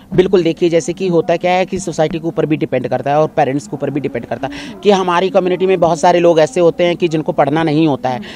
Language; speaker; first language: Hindi; native; Hindi